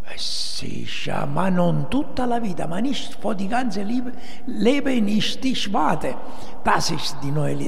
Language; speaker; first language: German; non-native, learner; Italian